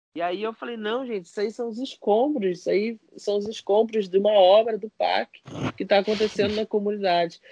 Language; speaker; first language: Portuguese; native; Portuguese